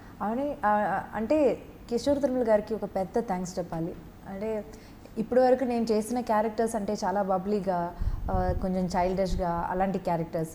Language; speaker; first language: Telugu; non-native, fluent; Malayalam